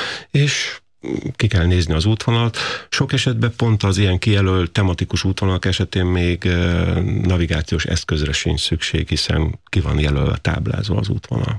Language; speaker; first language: Hungarian; native; Hungarian